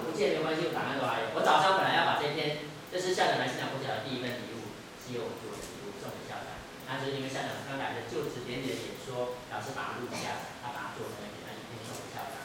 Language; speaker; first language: Chinese; native; Chinese